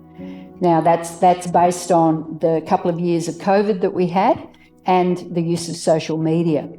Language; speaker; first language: English; native; English